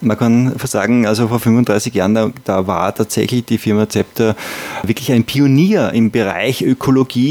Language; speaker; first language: German; native; German